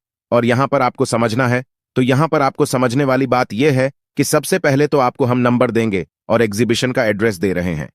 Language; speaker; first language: Hindi; native; Hindi